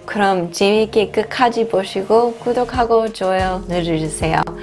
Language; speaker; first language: Korean; non-native, fluent; English